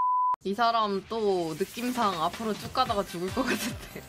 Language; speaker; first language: Korean; native; Korean